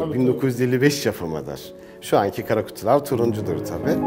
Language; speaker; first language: Turkish; native; Turkish